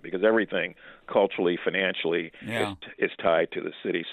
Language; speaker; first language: English; native; English